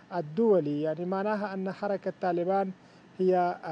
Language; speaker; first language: Arabic; non-native, fluent; Persian